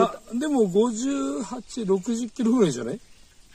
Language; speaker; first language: Japanese; native; Japanese